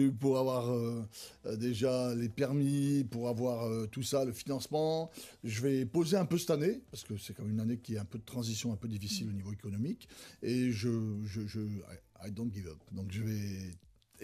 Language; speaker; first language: French; native; French